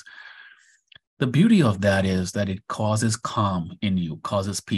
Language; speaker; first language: English; non-native, local second language; Punjabi